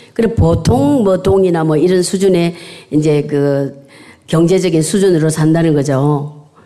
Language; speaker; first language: Korean; native; Korean